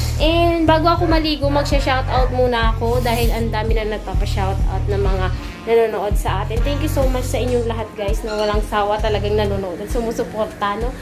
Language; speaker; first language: Filipino; non-native, local second language; Bikol